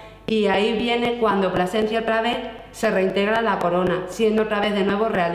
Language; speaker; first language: Spanish; native; Spanish